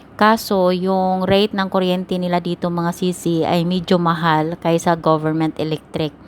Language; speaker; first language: Filipino; native; Filipino